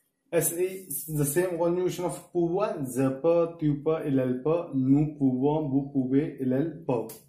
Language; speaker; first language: French; non-native, learner; Hindi